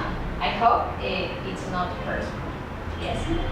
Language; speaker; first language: English; non-native, learner; Spanish